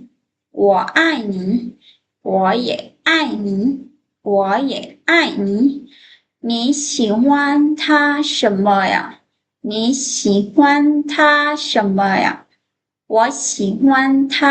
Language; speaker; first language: Chinese; non-native, fluent; Lao